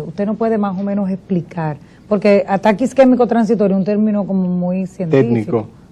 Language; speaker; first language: Spanish; native; Spanish